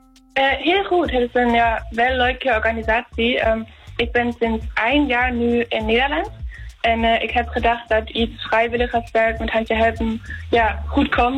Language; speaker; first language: Dutch; non-native, learner; German